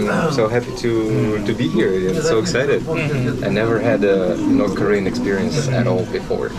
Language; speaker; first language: English; non-native, fluent; Russian